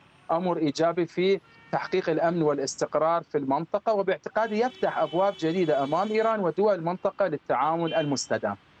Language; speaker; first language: Arabic; non-native, fluent; Persian